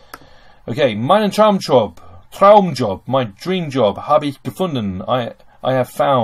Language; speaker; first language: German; non-native, fluent; English